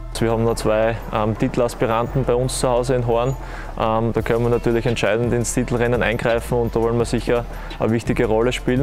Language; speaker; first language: German; native; German